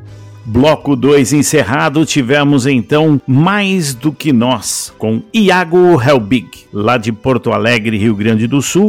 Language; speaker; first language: Portuguese; native; Portuguese